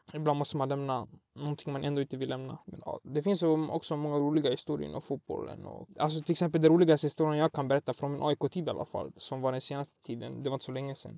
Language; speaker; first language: Swedish; early bilingual, other home language; Arabic